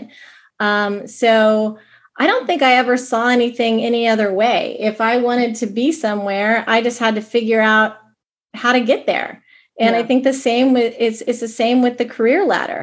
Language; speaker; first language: English; native; English